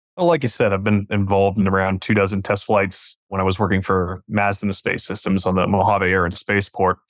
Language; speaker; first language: English; native; English